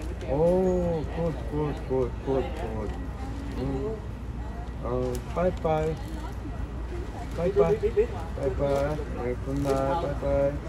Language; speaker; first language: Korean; non-native, learner; Vietnamese